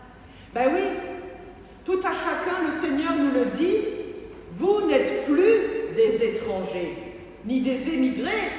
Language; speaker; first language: French; native; French